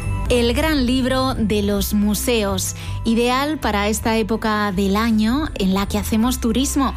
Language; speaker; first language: Spanish; native; Spanish